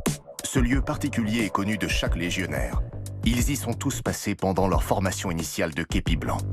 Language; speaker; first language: French; native; French